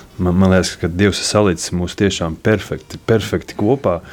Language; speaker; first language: Latvian; native; Latvian